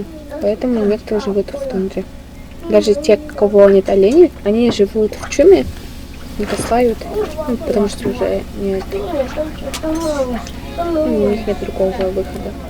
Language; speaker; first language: Russian; non-native, local second language; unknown